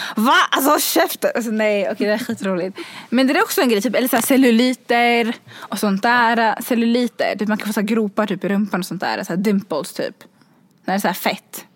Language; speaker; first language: Swedish; early bilingual, other home language; Kurdish